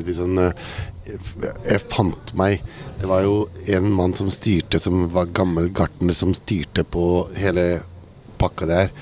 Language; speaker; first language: Norwegian; early bilingual, heritage; Italian